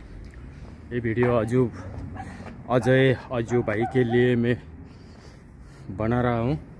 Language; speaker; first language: Hindi; non-native, learner; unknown